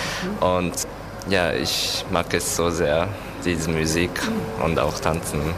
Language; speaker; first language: German; non-native, learner; Japanese